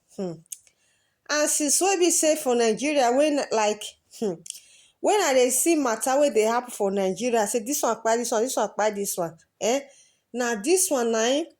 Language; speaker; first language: Nigerian Pidgin; native; Nigerian Pidgin